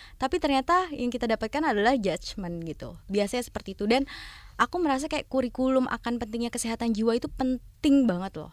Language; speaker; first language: Indonesian; native; Indonesian